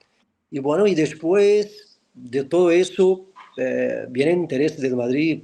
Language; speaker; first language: Spanish; non-native, fluent; Portuguese